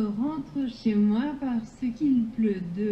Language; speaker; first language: French; non-native, learner; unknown